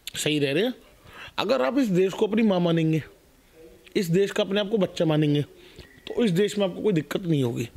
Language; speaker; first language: Hindi; native; Hindi